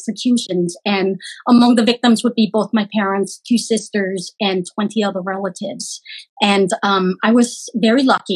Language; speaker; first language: English; early bilingual, other home language; Khmer